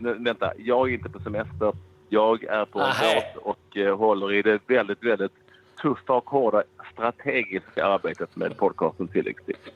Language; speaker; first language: Swedish; native; Swedish